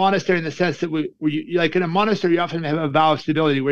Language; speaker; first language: English; native; English